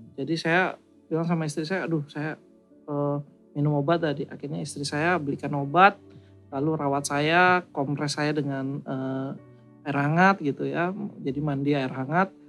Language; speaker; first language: Indonesian; native; Indonesian